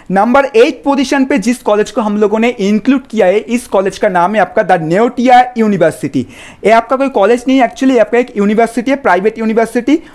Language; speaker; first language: Hindi; non-native, local second language; Bangla